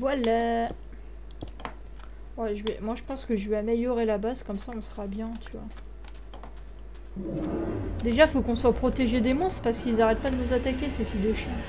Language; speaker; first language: French; native; French